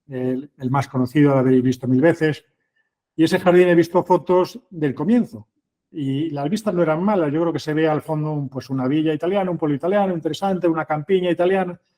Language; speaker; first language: Spanish; native; Spanish